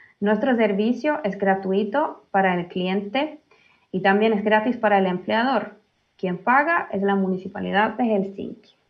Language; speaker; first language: Spanish; early bilingual, heritage; Finnish